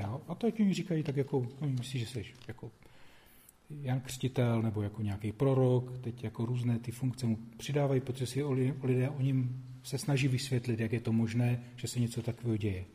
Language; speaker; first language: Czech; native; Czech